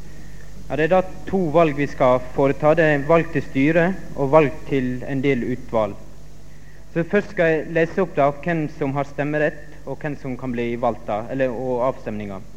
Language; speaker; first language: Norwegian; native; Norwegian